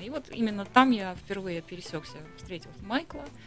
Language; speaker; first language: Russian; native; Russian